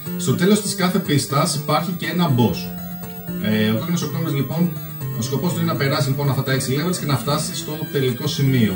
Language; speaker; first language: Greek; early bilingual, other home language; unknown